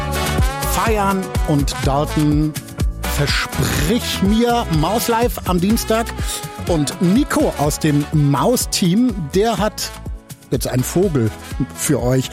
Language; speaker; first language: German; native; German